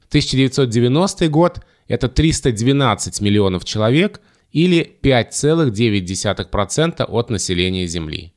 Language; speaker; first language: Russian; native; Russian